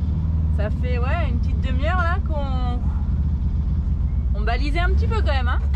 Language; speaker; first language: French; native; French